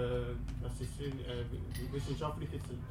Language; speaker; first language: German; non-native, learner; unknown